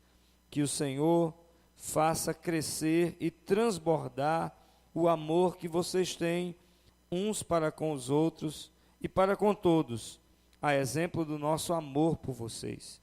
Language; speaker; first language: Portuguese; native; Portuguese